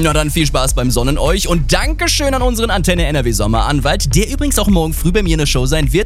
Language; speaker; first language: German; native; German